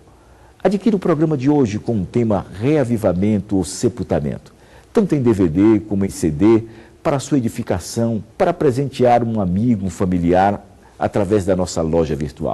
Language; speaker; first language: Portuguese; native; Portuguese